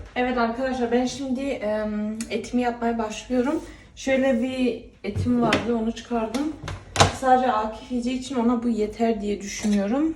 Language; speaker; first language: Turkish; early bilingual, heritage; Turkish